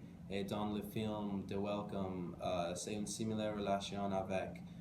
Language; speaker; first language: French; non-native, learner; English